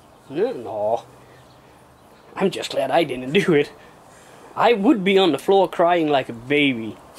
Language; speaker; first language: English; non-native, fluent; Dutch